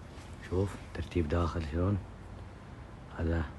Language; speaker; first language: Arabic; non-native, learner; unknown